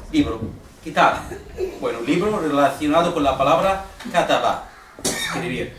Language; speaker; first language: Spanish; non-native, fluent; Arabic